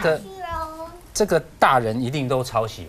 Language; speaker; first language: Chinese; native; Chinese